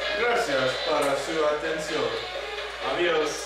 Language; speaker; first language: Spanish; non-native, learner; English